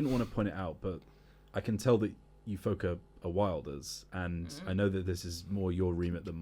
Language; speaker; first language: English; native; English